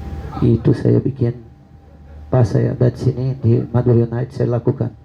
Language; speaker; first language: Indonesian; non-native, fluent; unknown